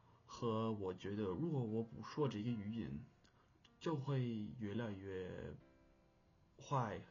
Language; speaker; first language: Chinese; non-native, learner; English